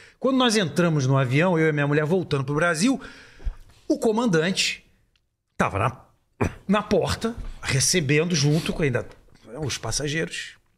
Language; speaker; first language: Portuguese; native; Portuguese